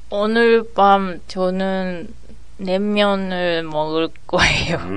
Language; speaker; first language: Korean; non-native, learner; Japanese